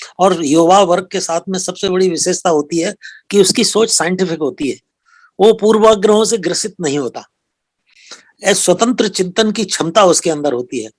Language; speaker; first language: Hindi; native; Hindi